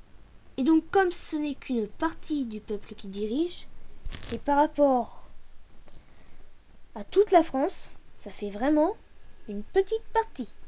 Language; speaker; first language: French; native; French